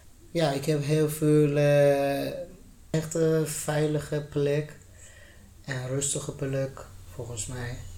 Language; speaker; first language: Dutch; non-native, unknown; Persian